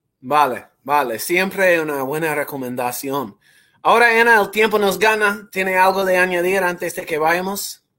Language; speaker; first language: Spanish; non-native, fluent; English